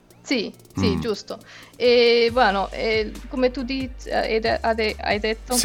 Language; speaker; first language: Italian; non-native, learner; Spanish